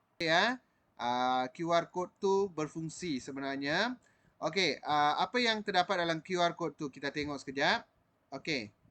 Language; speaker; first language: Malay; non-native, local second language; Tamil